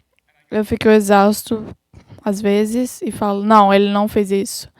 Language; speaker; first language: Portuguese; non-native, fluent; English